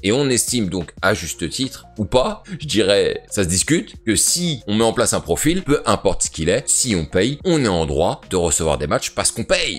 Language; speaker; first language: French; native; French